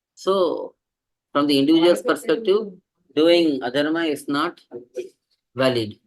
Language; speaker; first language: English; non-native, local second language; Tamil